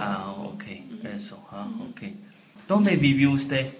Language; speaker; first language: Spanish; non-native, learner; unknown